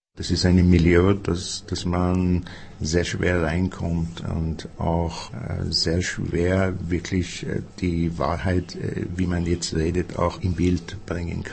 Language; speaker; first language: German; non-native, fluent; Persian